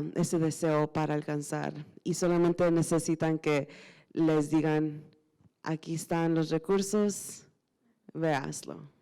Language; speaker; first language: Spanish; early bilingual, heritage; Spanish